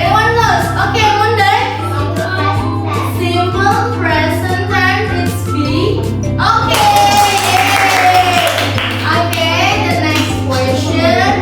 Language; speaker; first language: English; non-native, learner; Indonesian